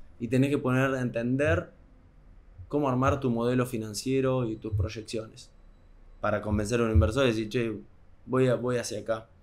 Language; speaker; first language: Spanish; native; Spanish